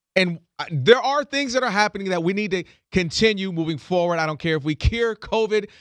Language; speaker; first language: English; native; English